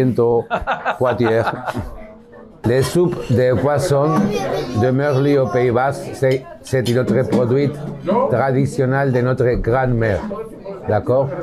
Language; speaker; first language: French; non-native, learner; Basque